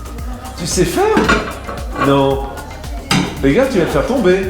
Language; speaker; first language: French; native; French